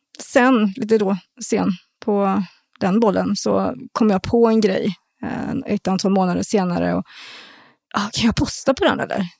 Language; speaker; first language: Swedish; native; Swedish